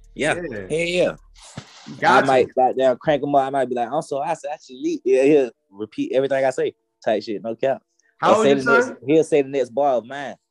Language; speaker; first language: English; native; English